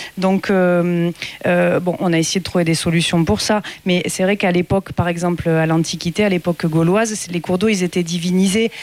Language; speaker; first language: French; native; French